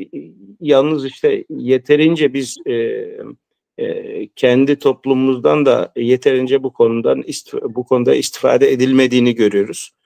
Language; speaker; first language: Turkish; early bilingual, heritage; Turkish